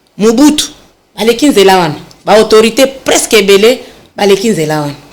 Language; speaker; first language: Lingala; non-native, local second language; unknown